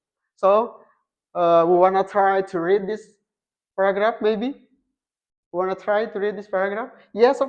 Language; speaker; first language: English; non-native, fluent; Indonesian